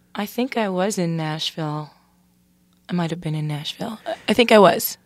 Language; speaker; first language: English; native; English